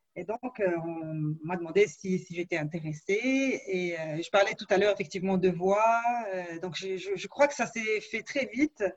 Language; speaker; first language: French; non-native, local second language; Arabic